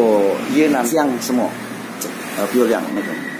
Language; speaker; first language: Chinese; non-native, learner; Indonesian